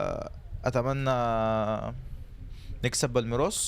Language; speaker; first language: Arabic; native; Arabic